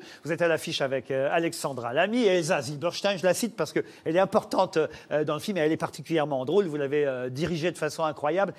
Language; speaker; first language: French; native; French